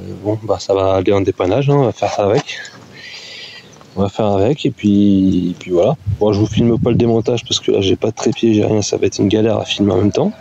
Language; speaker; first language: French; native; French